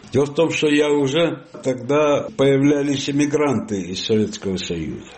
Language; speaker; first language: Russian; non-native, fluent; Italian